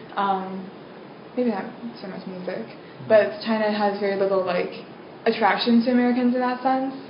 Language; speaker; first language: English; native; English